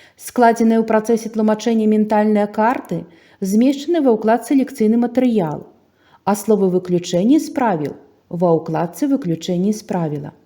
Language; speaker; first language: Belarusian; native; Belarusian